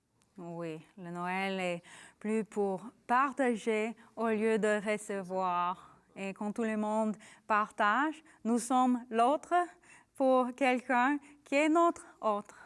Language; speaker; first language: French; non-native, learner; English